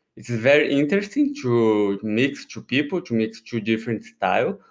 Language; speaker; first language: English; non-native, fluent; Portuguese